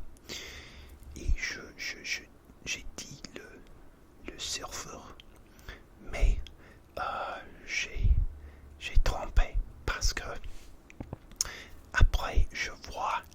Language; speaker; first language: French; non-native, learner; English